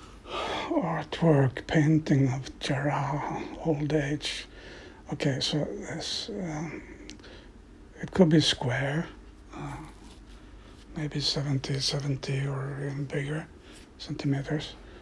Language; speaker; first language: English; non-native, fluent; Swedish